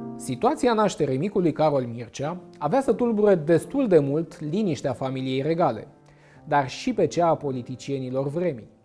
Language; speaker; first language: Romanian; native; Romanian